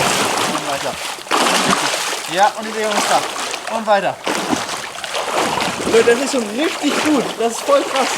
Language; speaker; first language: German; native; German